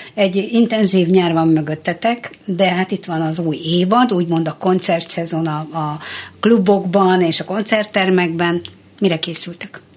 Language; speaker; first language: Hungarian; native; Hungarian